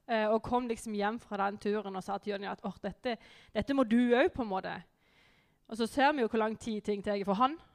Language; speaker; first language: Norwegian; native; Norwegian